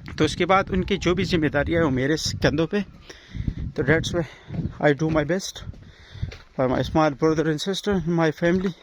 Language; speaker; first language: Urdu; non-native, local second language; Pashto